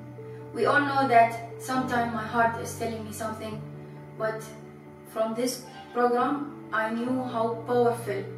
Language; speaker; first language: English; non-native, fluent; Arabic